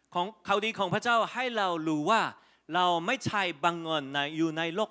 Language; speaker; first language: Thai; non-native, fluent; Korean